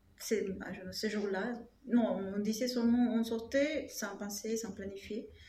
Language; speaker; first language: French; non-native, fluent; Spanish